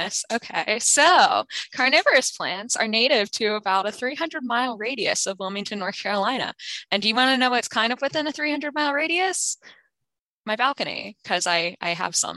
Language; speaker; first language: English; native; English